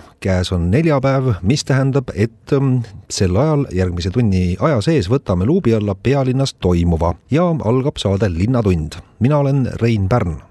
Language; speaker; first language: Estonian; native; Estonian